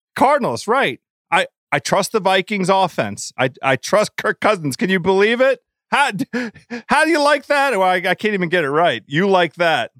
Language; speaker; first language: English; native; English